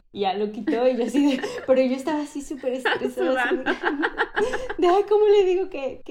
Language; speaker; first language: Spanish; native; Spanish